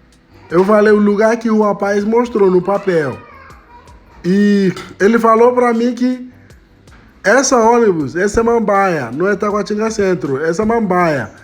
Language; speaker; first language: Portuguese; non-native, fluent; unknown